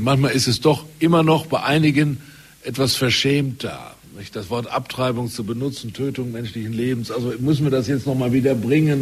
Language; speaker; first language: German; native; German